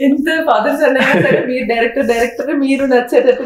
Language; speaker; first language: Telugu; native; Telugu